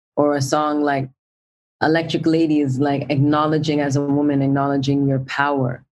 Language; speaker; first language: English; native; English